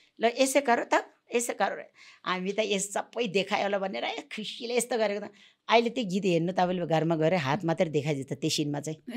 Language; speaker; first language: Nepali; non-native, local second language; Sherpa